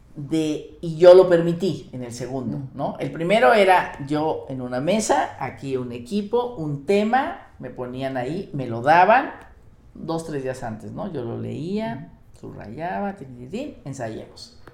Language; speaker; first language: Spanish; native; Spanish